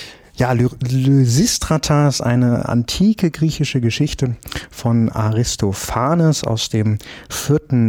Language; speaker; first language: German; native; German